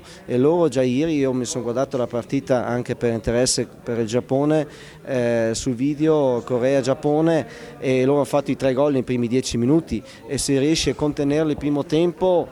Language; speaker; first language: Italian; non-native, local second language; German